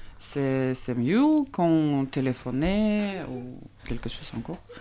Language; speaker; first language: French; non-native, learner; Russian